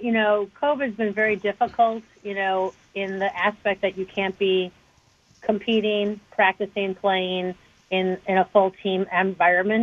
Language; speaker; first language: English; native; English